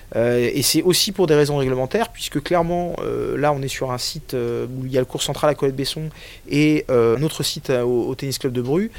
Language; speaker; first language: French; native; French